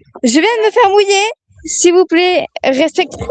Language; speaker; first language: French; native; French